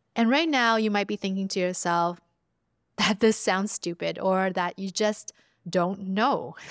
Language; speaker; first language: English; early bilingual, other home language; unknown